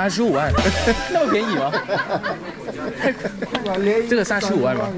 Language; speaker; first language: Chinese; non-native, fluent; Thai